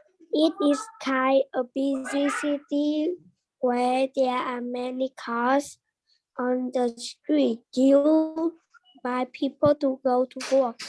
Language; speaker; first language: English; non-native, learner; Vietnamese